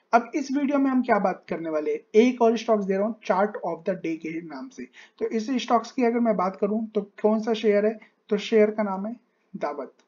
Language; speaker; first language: Hindi; native; Hindi